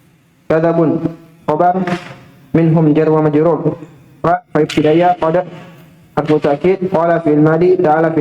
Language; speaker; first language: Arabic; non-native, learner; Indonesian